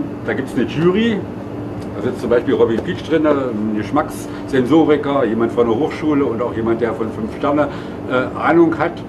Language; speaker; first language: German; native; German